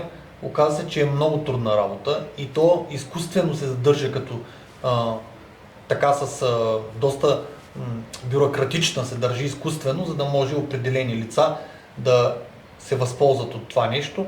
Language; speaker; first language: Bulgarian; native; Bulgarian